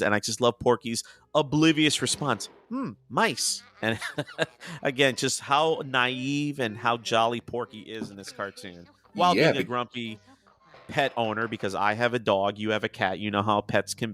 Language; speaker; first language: English; native; English